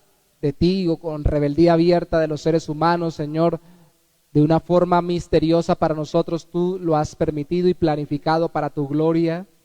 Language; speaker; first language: Spanish; native; Spanish